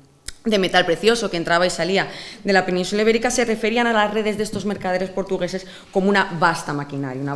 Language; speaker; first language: Spanish; native; Spanish